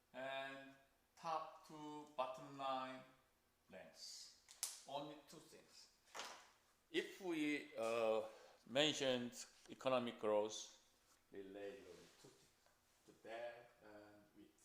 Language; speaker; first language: English; non-native, fluent; Korean